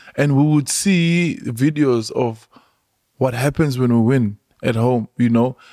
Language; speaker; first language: English; non-native, local second language; Xhosa